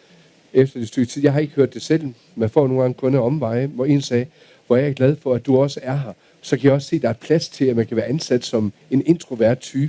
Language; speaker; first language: Danish; native; Danish